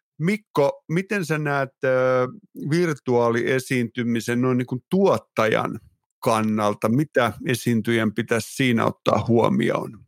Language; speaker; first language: Finnish; native; Finnish